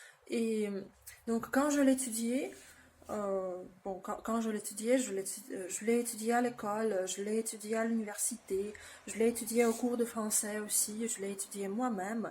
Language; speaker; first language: French; non-native, fluent; Russian